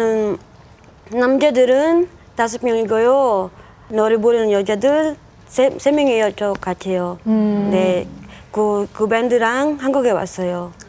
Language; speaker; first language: Korean; non-native, learner; Filipino